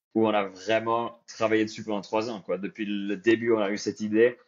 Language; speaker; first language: French; native; French